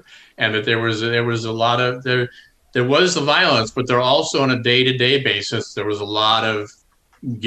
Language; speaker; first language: English; native; English